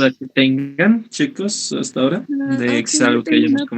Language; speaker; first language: Spanish; native; Spanish